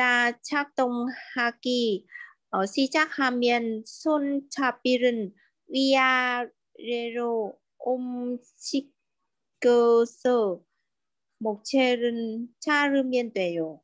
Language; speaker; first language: Korean; non-native, learner; Vietnamese